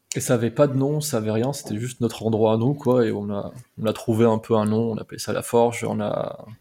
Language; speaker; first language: French; native; French